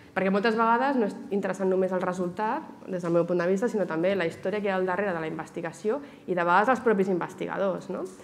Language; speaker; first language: Catalan; native; Catalan